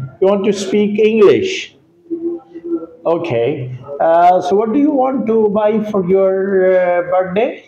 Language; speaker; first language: English; non-native, local second language; Pashto